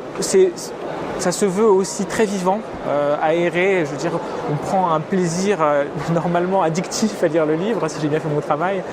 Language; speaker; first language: French; native; French